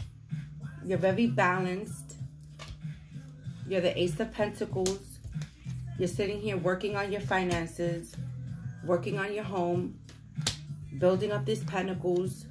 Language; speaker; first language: English; native; English